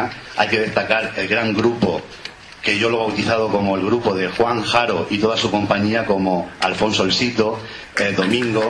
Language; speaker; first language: Spanish; native; Spanish